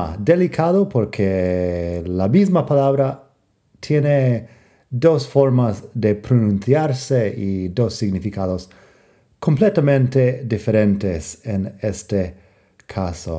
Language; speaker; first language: Spanish; non-native, fluent; English